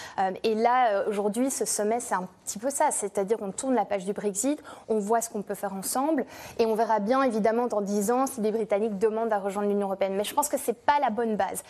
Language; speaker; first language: French; non-native, fluent; English